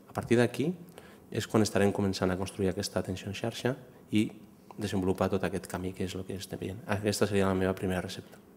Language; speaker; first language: Catalan; non-native, local second language; Spanish